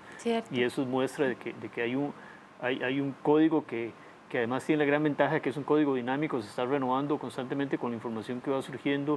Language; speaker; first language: Spanish; native; Spanish